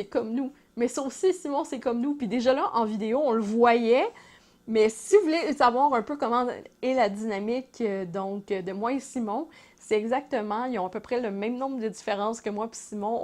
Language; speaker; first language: French; native; French